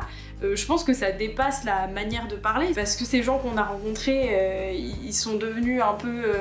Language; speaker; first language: French; native; French